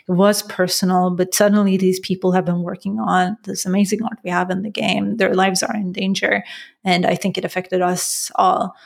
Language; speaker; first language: English; non-native, fluent; Persian